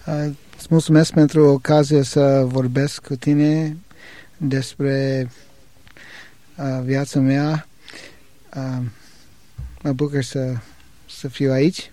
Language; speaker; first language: Romanian; non-native, learner; English